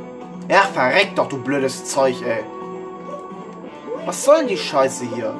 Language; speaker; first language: German; native; German